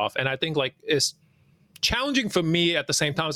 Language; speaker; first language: English; early bilingual, other home language; Cantonese